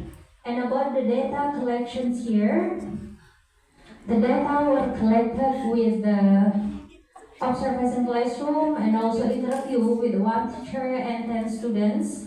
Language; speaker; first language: English; non-native, learner; Indonesian